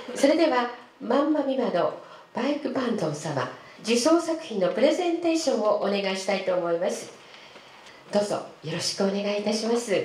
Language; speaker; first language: Japanese; native; Japanese